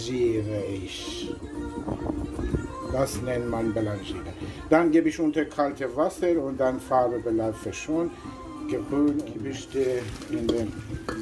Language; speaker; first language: German; non-native, learner; Persian